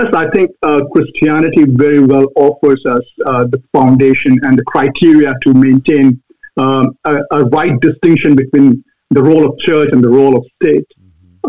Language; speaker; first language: English; non-native, local second language; Malayalam